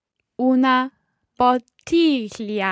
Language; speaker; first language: Italian; non-native, learner; English